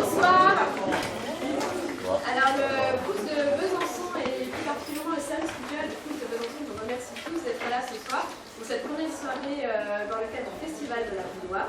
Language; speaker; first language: French; native; French